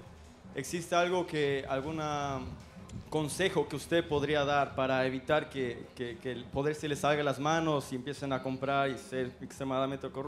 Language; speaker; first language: Spanish; native; Spanish